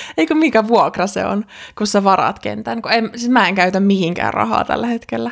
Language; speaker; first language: Finnish; native; Finnish